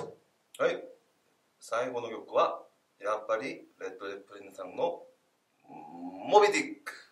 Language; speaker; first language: Japanese; non-native, learner; Korean